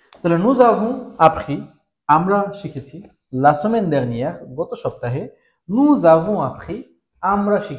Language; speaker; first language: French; non-native, fluent; Bangla